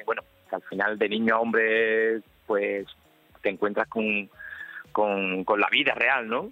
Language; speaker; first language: Spanish; native; Spanish